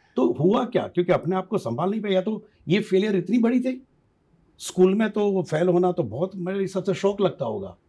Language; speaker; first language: Hindi; non-native, local second language; Gujarati